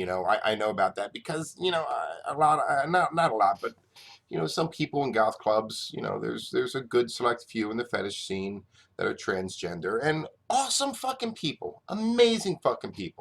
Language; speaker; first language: English; native; English